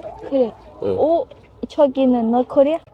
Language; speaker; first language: Korean; non-native, learner; Thai